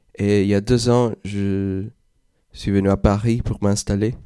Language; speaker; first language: French; non-native, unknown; Spanish